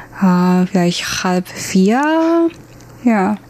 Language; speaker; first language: German; non-native, learner; Chinese